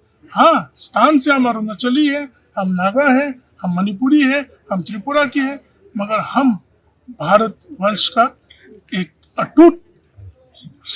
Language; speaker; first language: Hindi; non-native, local second language; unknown